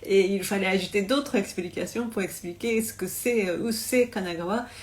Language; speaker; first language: French; non-native, learner; Japanese